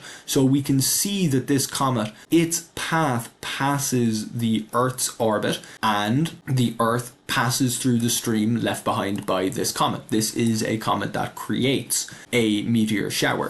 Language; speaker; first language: English; native; English